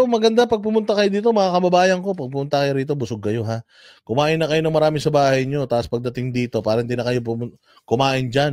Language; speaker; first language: Filipino; native; Filipino